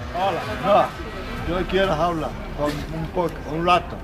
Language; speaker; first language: Spanish; non-native, learner; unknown